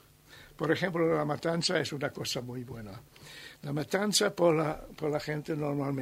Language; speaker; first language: Spanish; non-native, learner; German